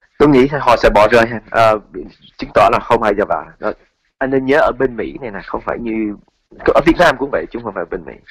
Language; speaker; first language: Vietnamese; early bilingual, heritage; Vietnamese